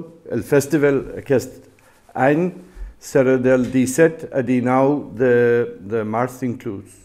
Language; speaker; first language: Catalan; non-native, learner; English